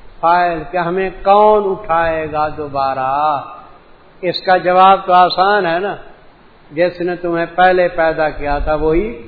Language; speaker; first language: Urdu; non-native, local second language; Punjabi